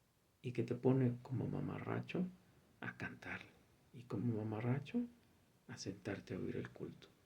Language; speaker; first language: Spanish; native; Spanish